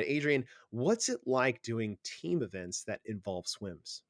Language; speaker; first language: English; native; English